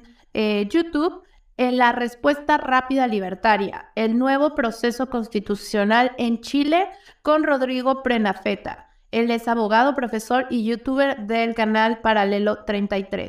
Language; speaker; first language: Spanish; native; Spanish